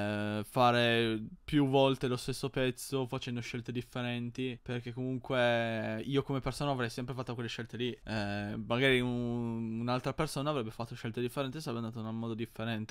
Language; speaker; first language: Italian; native; Italian